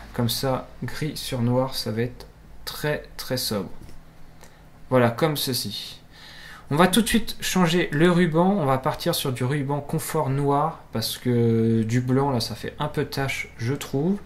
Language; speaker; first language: French; native; French